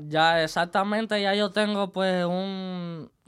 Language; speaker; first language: Spanish; native; Spanish